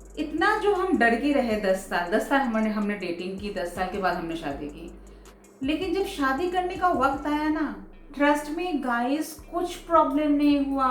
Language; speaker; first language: Hindi; non-native, local second language; Bangla